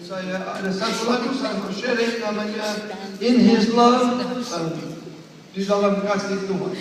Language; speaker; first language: Indonesian; non-native, learner; English